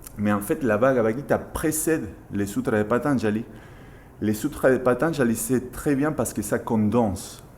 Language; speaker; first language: French; non-native, fluent; Spanish